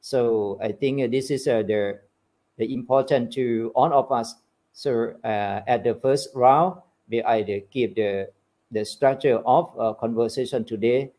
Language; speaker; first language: English; non-native, fluent; Thai